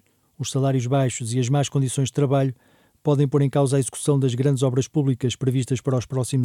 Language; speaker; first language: Portuguese; native; Portuguese